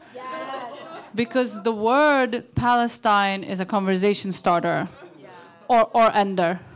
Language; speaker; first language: English; early bilingual, other home language; Arabic